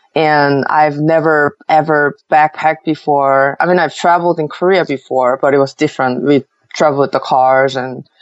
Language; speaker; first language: English; non-native, fluent; Korean